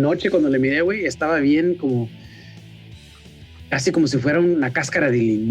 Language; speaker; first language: Spanish; early bilingual, heritage; Spanish